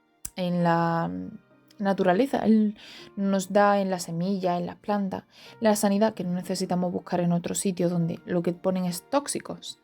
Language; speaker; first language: Spanish; native; Spanish